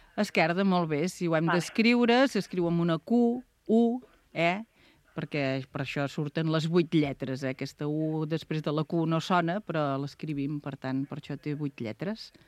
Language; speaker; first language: Catalan; native; Catalan